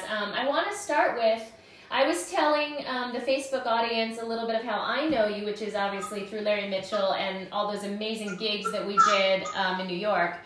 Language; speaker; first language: English; native; English